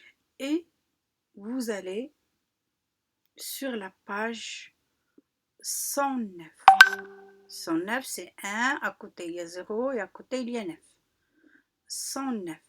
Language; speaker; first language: French; non-native, local second language; Arabic